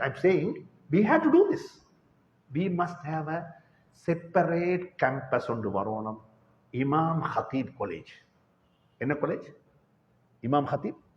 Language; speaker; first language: English; non-native, local second language; Tamil